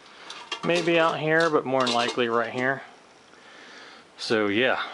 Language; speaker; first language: English; native; English